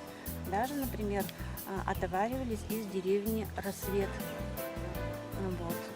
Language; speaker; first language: Russian; native; Russian